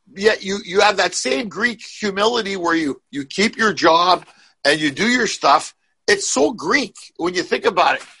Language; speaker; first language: English; native; English